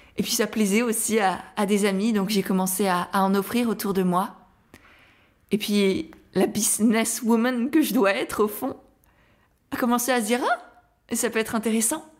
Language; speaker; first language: French; native; French